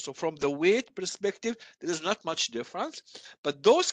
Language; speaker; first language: English; non-native, fluent; Arabic